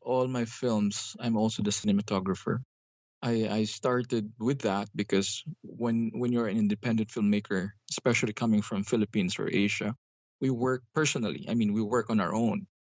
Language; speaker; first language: English; non-native, local second language; Hiligaynon